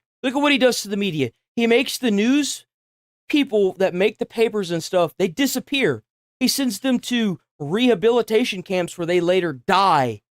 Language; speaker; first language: English; native; English